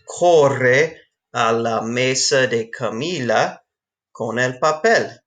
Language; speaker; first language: Spanish; non-native, fluent; English